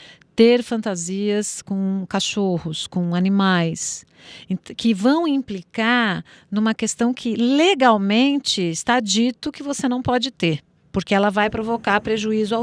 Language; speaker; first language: Portuguese; native; Portuguese